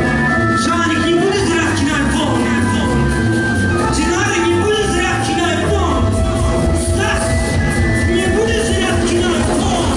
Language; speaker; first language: Russian; native; Russian